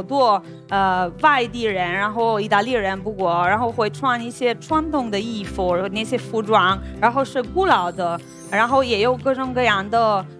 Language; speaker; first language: Chinese; non-native, fluent; Italian